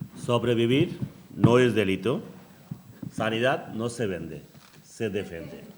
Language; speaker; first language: Spanish; non-native, learner; Bangla